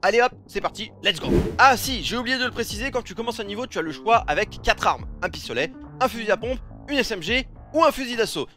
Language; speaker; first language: French; native; French